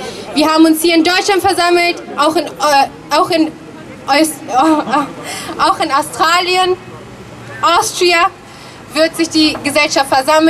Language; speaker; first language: German; early bilingual, other home language; Punjabi